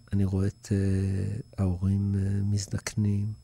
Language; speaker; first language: Hebrew; early bilingual, other home language; English